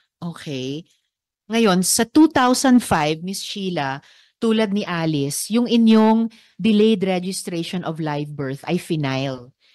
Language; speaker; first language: Filipino; native; Filipino